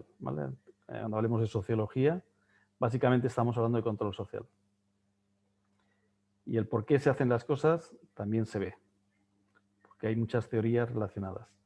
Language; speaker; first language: Spanish; native; Spanish